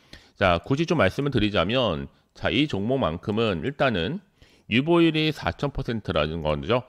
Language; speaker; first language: Korean; native; Korean